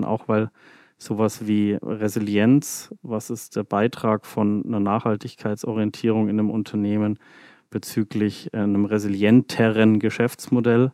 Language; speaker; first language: German; native; German